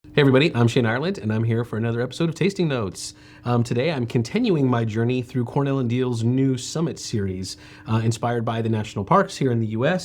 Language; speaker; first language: English; native; English